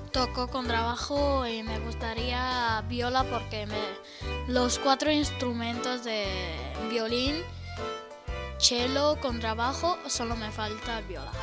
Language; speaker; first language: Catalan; non-native, local second language; Spanish